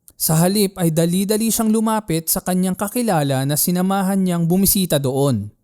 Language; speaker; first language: Filipino; native; Filipino